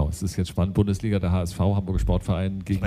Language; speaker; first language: German; native; German